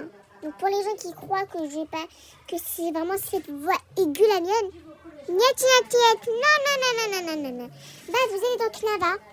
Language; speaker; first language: French; native; French